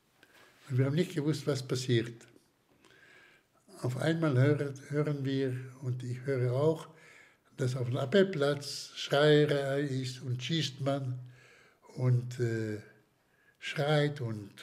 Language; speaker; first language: German; non-native, fluent; Slovak